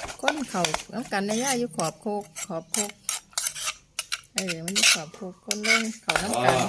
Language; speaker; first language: Thai; non-native, local second language; Northeastern Thai